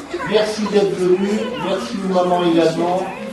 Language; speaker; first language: French; native; French